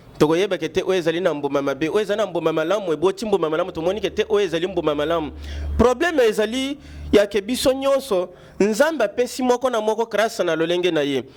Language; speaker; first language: Lingala; native; Lingala